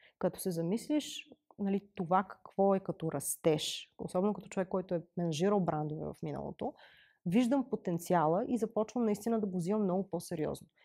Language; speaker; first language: Bulgarian; native; Bulgarian